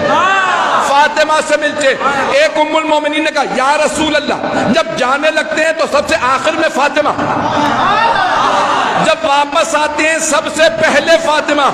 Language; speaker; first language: Urdu; native; Urdu